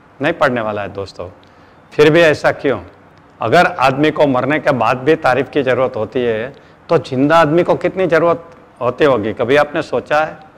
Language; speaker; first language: Hindi; non-native, local second language; Gujarati